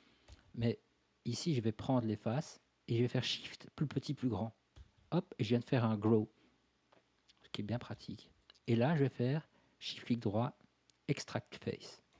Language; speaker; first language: French; native; French